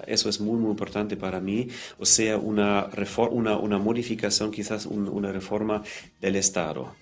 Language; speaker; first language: Spanish; non-native, fluent; German